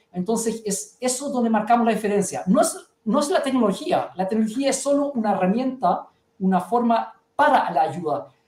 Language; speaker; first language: Spanish; early bilingual, heritage; German